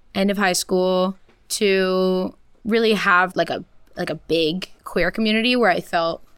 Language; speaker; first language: English; early bilingual, other home language; Portuguese